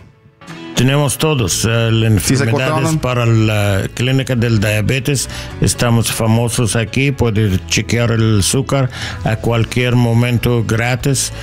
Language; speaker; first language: Spanish; non-native, learner; English